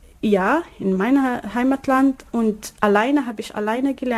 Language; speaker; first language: German; non-native, learner; Arabic